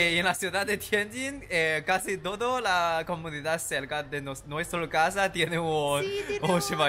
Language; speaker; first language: Spanish; non-native, learner; Chinese